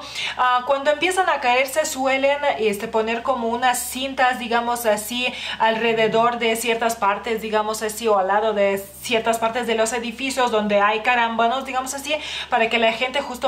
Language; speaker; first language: Spanish; non-native, fluent; Lithuanian